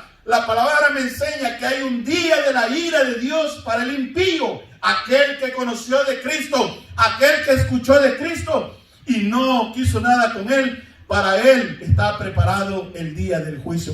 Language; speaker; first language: Spanish; native; Spanish